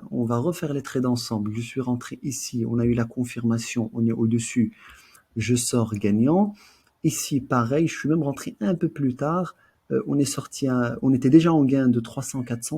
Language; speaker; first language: French; native; French